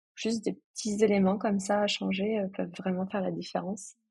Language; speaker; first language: French; native; French